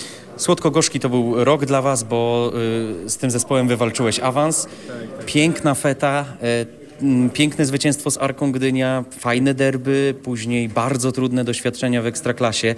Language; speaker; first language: Polish; native; Polish